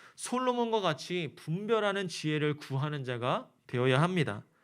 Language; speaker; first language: Korean; native; Korean